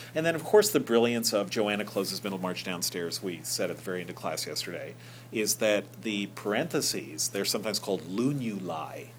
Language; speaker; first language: English; native; English